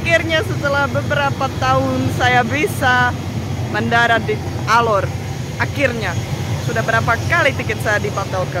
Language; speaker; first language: Indonesian; non-native, fluent; Czech